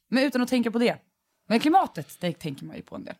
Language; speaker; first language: Swedish; native; Swedish